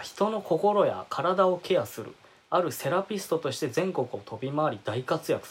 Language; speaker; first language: Japanese; native; Japanese